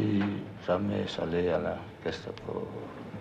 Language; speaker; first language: French; non-native, fluent; German